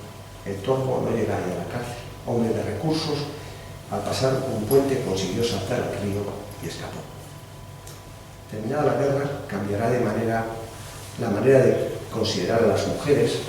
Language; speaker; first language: Spanish; native; Spanish